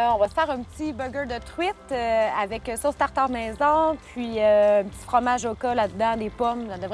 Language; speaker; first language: French; native; French